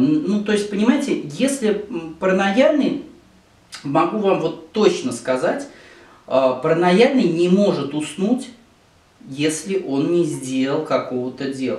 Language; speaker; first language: Russian; native; Russian